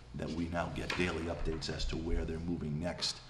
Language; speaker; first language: English; native; English